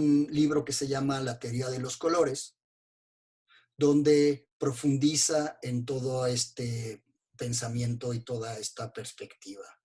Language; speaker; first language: Spanish; native; Spanish